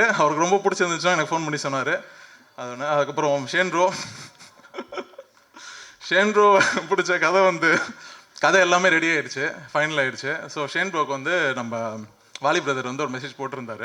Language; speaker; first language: Tamil; native; Tamil